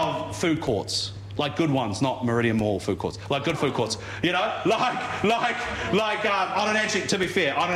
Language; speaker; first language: English; native; English